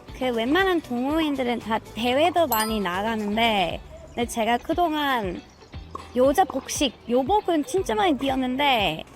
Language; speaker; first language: Korean; non-native, fluent; English